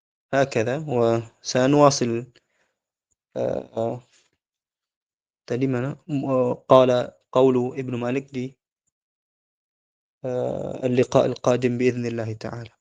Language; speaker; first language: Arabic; non-native, fluent; Indonesian